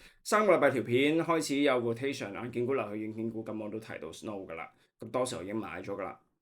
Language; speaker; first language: Cantonese; native; Cantonese